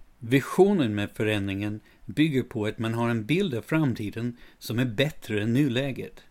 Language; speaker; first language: Swedish; non-native, fluent; English